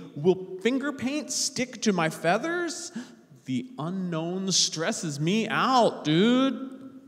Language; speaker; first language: English; native; English